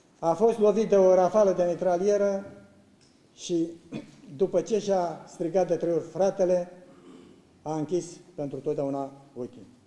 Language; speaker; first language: Romanian; native; Romanian